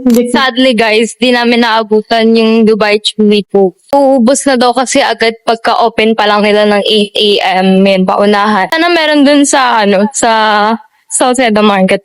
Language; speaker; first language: Filipino; native; Filipino